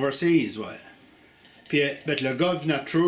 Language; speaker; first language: French; native; French